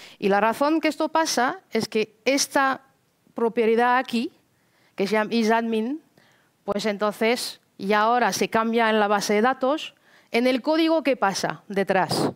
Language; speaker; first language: Spanish; non-native, fluent; French